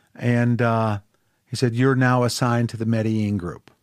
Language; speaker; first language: English; native; English